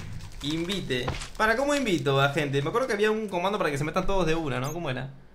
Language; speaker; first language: Spanish; native; Spanish